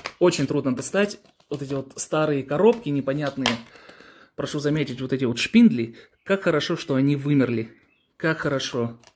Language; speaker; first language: Russian; early bilingual, heritage; Russian